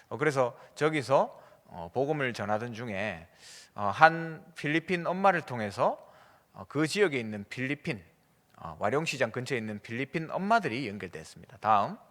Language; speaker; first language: Korean; native; Korean